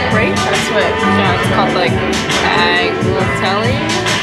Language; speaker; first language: English; native; English